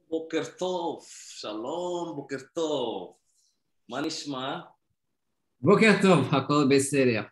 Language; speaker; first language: Hebrew; non-native, learner; Indonesian